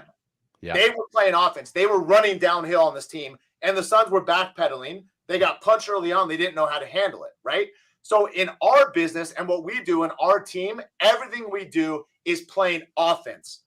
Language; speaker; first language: English; native; English